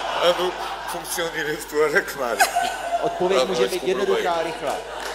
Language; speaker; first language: Czech; non-native, fluent; Ukrainian